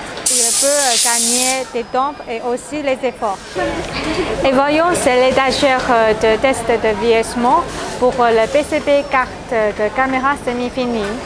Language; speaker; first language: French; non-native, learner; Chinese